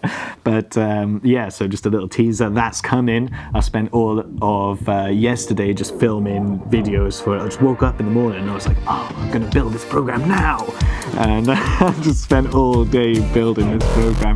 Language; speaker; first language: English; native; English